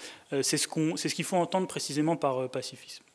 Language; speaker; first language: French; native; French